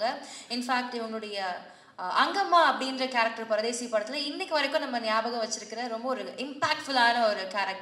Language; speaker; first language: Tamil; native; Tamil